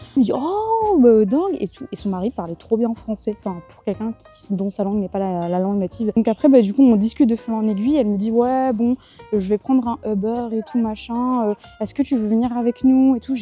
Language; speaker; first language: French; native; French